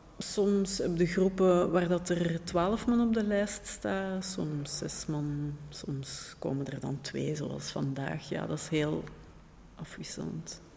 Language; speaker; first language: Dutch; native; Dutch